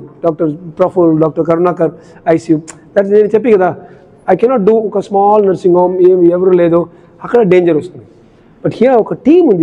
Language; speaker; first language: Telugu; non-native, learner; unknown